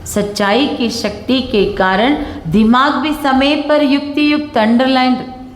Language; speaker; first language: Hindi; non-native, local second language; Kannada